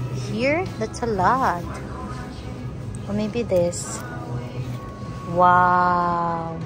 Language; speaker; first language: English; non-native, local second language; Filipino